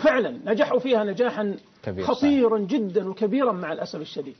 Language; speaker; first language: Arabic; native; Arabic